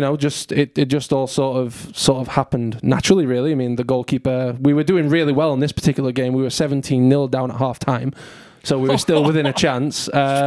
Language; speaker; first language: English; native; English